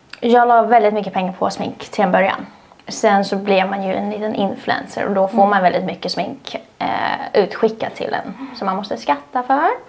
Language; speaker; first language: Swedish; early bilingual, other home language; Russian